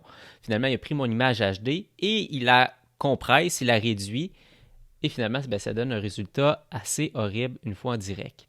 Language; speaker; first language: French; native; French